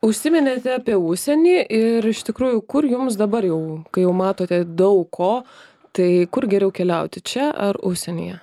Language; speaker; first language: Lithuanian; native; Lithuanian